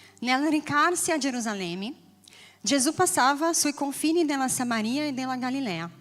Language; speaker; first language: Italian; non-native, learner; Portuguese